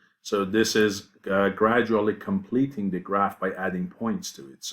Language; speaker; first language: English; non-native, fluent; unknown